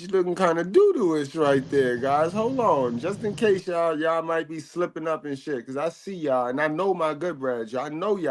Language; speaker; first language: English; native; English